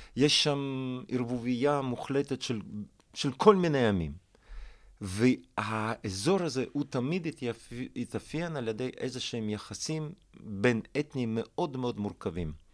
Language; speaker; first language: Hebrew; non-native, fluent; Russian